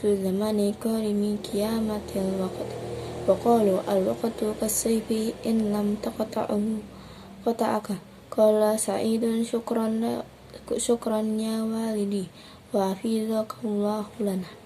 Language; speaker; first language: Arabic; non-native, learner; Indonesian